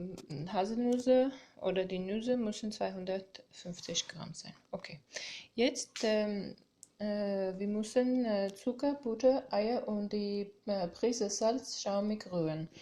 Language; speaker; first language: German; non-native, fluent; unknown